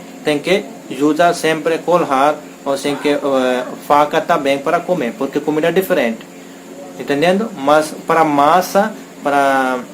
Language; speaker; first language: Portuguese; non-native, learner; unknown